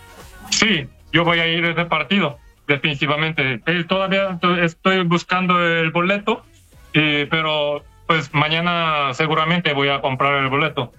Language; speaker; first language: Spanish; non-native, learner; Korean